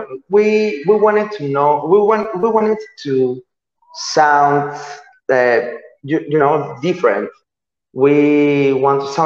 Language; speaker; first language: English; non-native, learner; Spanish